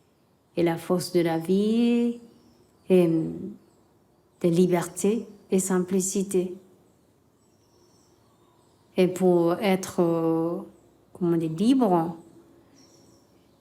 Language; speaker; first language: French; non-native, learner; Japanese